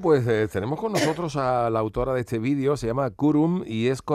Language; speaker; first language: Spanish; native; Spanish